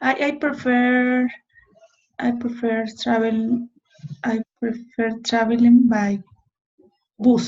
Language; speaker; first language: English; non-native, learner; Spanish